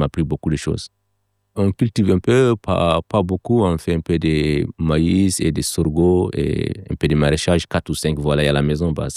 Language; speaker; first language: French; non-native, local second language; Fula